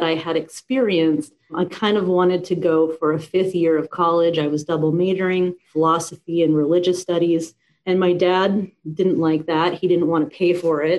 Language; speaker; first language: English; native; English